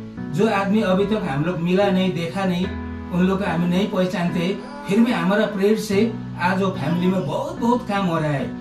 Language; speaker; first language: Hindi; non-native, local second language; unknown